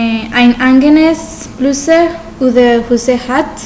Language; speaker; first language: German; non-native, learner; Spanish